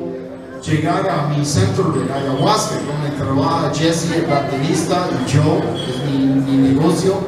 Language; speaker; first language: Spanish; non-native, fluent; English